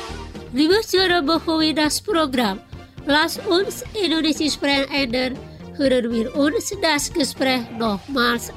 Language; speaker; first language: German; non-native, fluent; Indonesian